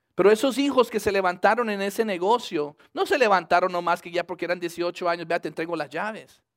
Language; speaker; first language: Spanish; early bilingual, heritage; Spanish